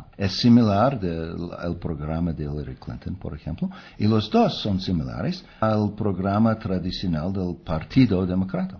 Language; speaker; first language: Spanish; non-native, fluent; English